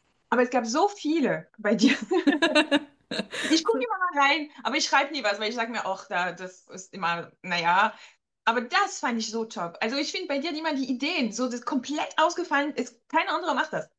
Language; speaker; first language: German; non-native, fluent; French